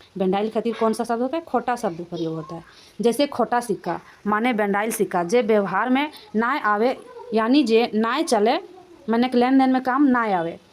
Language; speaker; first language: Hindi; native; Hindi